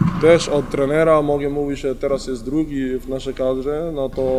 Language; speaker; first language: Polish; non-native, learner; Spanish